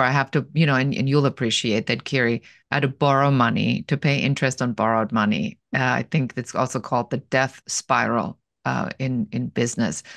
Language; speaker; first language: English; non-native, fluent; German